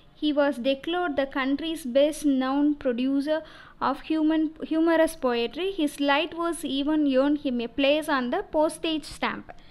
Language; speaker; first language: English; non-native, local second language; Tamil